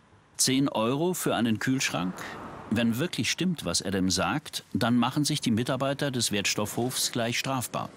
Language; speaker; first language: German; native; German